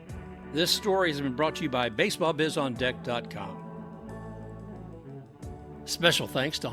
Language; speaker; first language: English; native; English